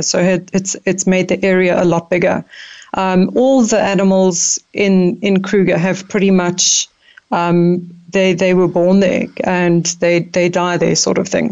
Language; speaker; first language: English; native; English